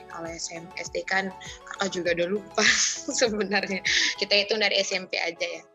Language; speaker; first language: Indonesian; native; Indonesian